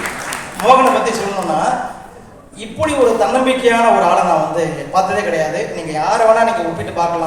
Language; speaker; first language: Tamil; native; Tamil